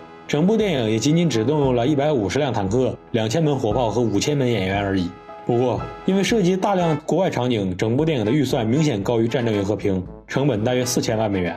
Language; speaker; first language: Chinese; native; Chinese